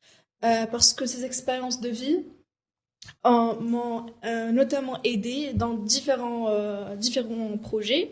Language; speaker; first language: French; non-native, local second language; Arabic